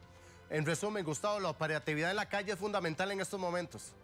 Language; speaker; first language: Spanish; native; Spanish